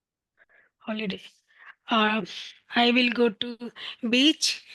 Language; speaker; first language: English; non-native, learner; Hindi